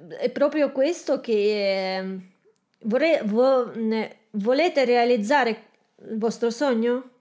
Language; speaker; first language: Italian; non-native, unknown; Russian